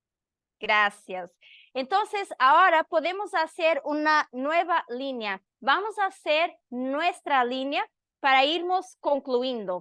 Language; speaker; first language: Spanish; non-native, learner; Portuguese